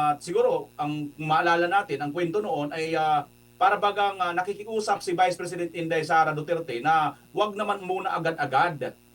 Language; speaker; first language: Filipino; non-native, local second language; Waray